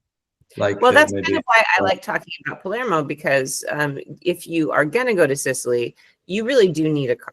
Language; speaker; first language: English; non-native, fluent; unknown